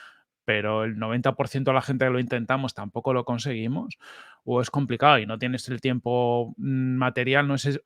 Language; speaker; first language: Spanish; native; Spanish